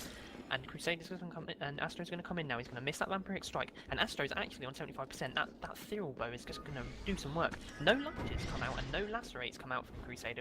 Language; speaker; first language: English; native; English